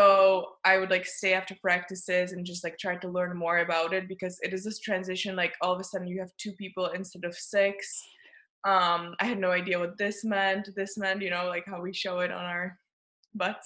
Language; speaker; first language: English; non-native, fluent; Czech